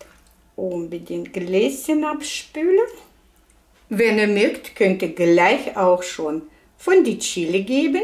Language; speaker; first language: German; non-native, fluent; Russian